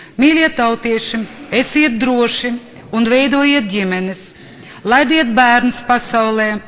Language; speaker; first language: Latvian; native; Latvian